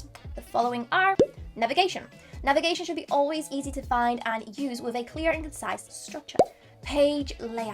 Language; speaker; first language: English; non-native, fluent; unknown